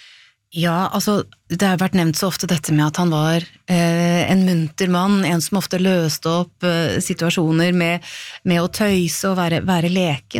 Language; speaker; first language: Norwegian; native; Norwegian